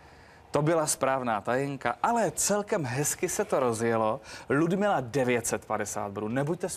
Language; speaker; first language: Czech; native; Czech